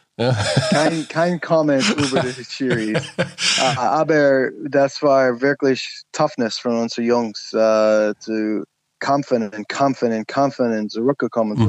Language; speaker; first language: German; non-native, learner; English